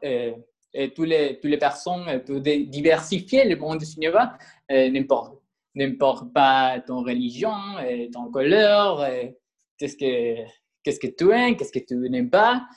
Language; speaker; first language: French; non-native, learner; Spanish